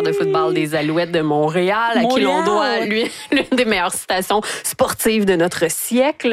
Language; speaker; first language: French; native; French